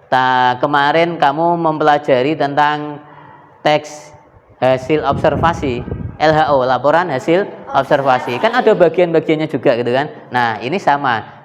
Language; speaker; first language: Indonesian; native; Indonesian